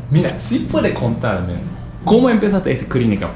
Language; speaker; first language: Spanish; non-native, learner; Japanese